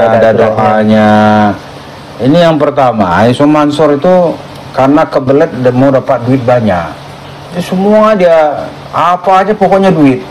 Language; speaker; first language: Indonesian; native; Indonesian